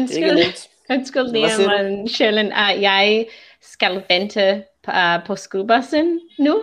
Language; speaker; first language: Danish; non-native, learner; English